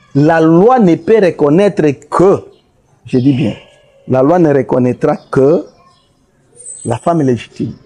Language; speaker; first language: French; non-native, local second language; Swahili